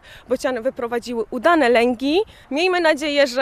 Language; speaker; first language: Polish; native; Polish